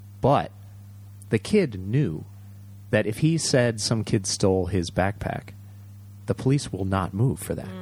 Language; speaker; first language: English; early bilingual, other home language; Japanese